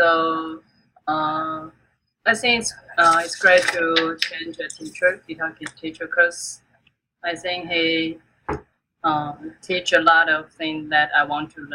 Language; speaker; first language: English; non-native, fluent; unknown